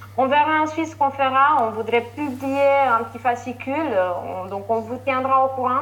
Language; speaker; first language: French; non-native, fluent; Romanian